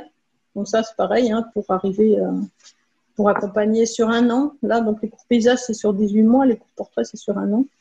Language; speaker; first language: French; native; French